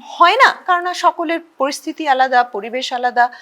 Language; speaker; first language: Bangla; native; Bangla